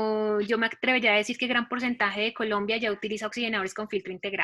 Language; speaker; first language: Spanish; native; Spanish